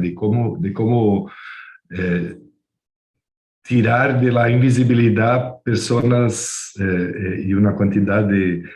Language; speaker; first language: Portuguese; non-native, fluent; Spanish